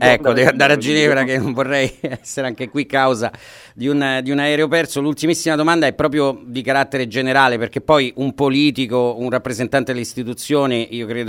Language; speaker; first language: Italian; native; Italian